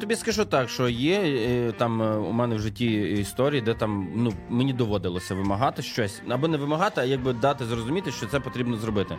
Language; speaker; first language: Ukrainian; native; Ukrainian